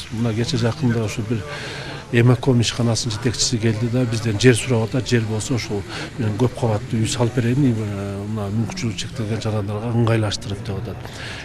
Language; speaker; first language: Kyrgyz; native; Kyrgyz